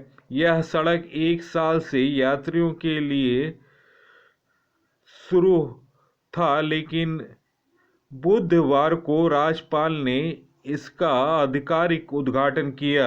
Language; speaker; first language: Hindi; native; Hindi